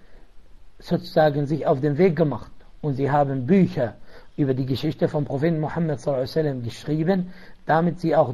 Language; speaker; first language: German; non-native, local second language; Arabic